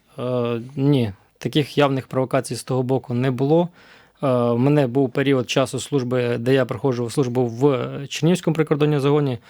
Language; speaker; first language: Ukrainian; native; Ukrainian